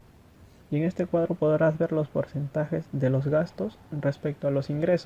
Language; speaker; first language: Spanish; native; Spanish